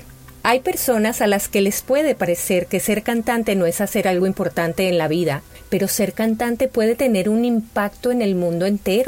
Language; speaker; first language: Spanish; native; Spanish